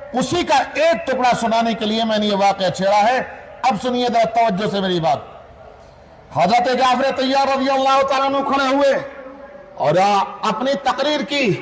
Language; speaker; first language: Urdu; native; Urdu